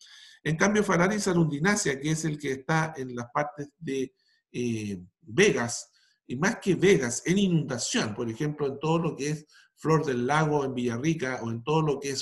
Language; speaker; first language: Spanish; native; Spanish